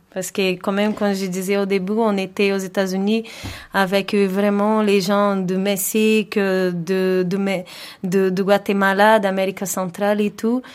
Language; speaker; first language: French; non-native, fluent; Portuguese